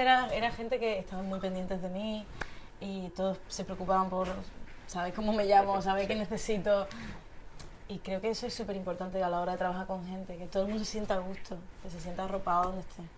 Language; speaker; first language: Spanish; native; Spanish